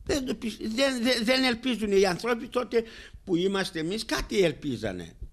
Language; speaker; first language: Greek; native; Greek